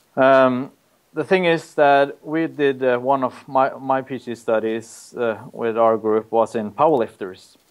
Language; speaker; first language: English; non-native, fluent; Norwegian